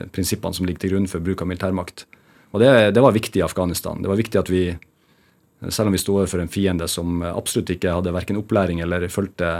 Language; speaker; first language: Norwegian; native; Norwegian